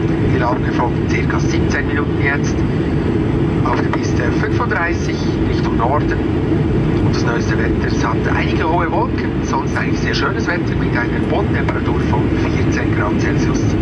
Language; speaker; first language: German; native; German